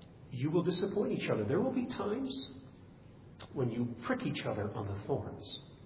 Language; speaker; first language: English; native; English